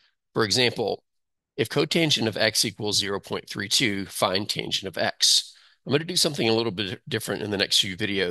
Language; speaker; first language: English; native; English